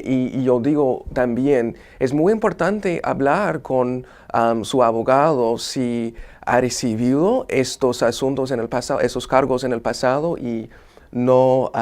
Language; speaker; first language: Spanish; non-native, fluent; English